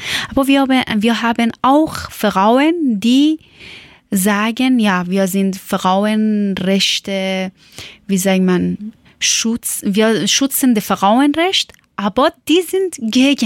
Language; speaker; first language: German; non-native, learner; Persian